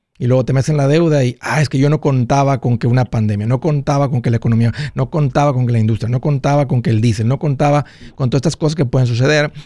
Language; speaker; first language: Spanish; early bilingual, heritage; Spanish